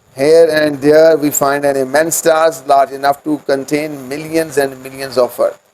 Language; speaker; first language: English; non-native, local second language; Urdu